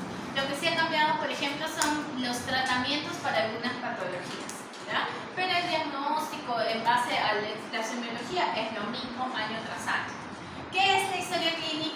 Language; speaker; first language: Spanish; native; Spanish